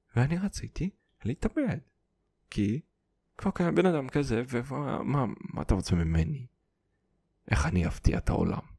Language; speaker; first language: Hebrew; non-native, fluent; Russian